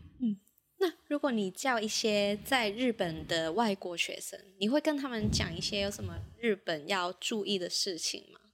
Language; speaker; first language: Chinese; non-native, local second language; Cantonese